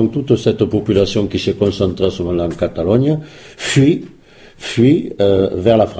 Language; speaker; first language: French; early bilingual, other home language; Spanish